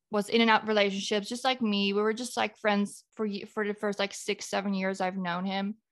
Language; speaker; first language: English; non-native, fluent; Dutch